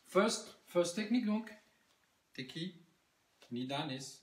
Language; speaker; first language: English; non-native, learner; French